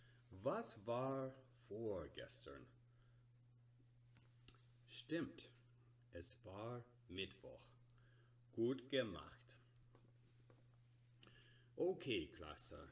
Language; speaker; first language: German; non-native, learner; English